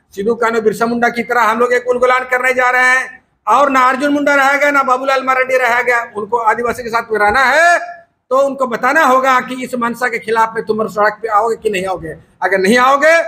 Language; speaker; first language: Hindi; native; Hindi